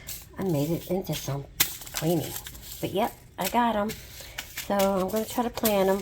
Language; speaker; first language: English; native; English